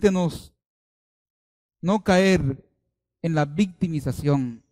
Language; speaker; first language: Spanish; native; Spanish